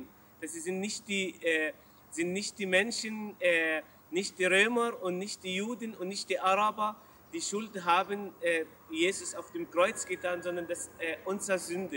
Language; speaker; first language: German; non-native, learner; Arabic